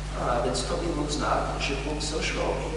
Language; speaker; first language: Polish; non-native, learner; English